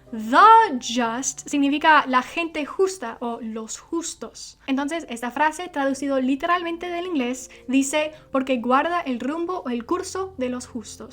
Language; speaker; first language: Spanish; non-native, fluent; English